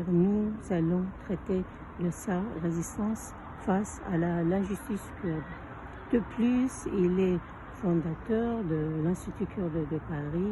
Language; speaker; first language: French; non-native, fluent; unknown